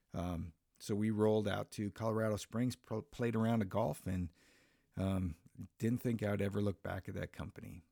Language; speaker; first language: English; native; English